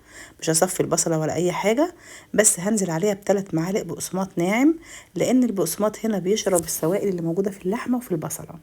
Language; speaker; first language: Arabic; native; Arabic